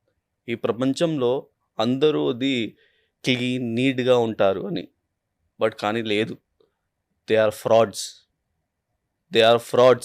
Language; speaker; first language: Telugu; non-native, local second language; Urdu